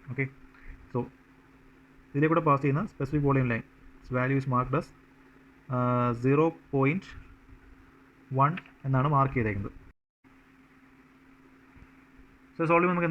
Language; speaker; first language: Malayalam; native; Malayalam